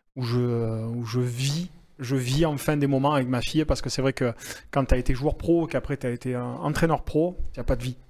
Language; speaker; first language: French; native; French